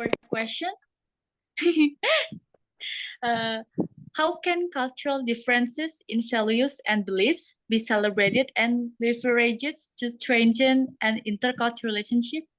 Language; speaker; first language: English; non-native, learner; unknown